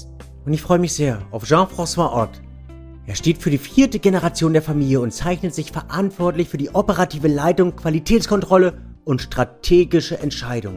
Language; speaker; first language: German; native; German